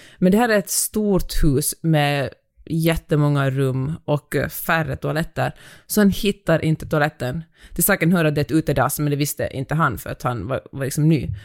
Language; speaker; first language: Swedish; native; Swedish